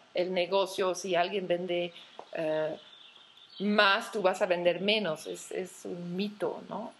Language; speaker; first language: Spanish; non-native, fluent; Dutch